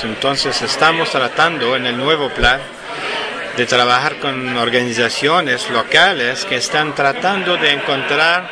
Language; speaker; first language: Spanish; non-native, fluent; French